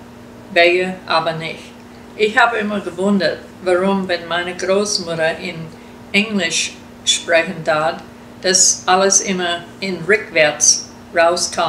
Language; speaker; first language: German; early bilingual, heritage; German